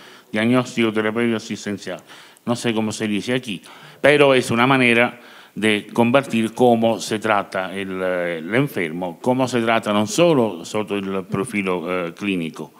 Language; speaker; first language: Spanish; non-native, learner; Italian